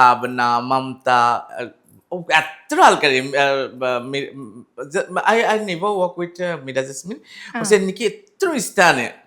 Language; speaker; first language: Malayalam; non-native, learner; Assamese